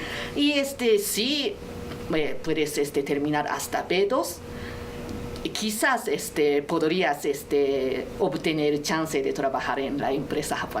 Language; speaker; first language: Spanish; non-native, learner; Japanese